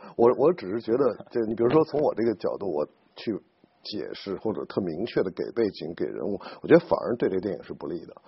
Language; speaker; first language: Chinese; native; Chinese